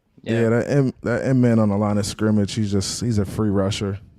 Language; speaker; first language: English; native; English